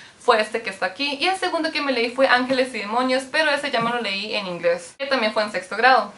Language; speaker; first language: Spanish; early bilingual, other home language; Korean